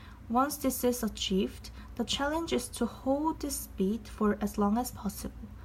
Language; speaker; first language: English; non-native, fluent; Korean